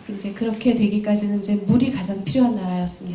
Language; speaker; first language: Korean; native; Korean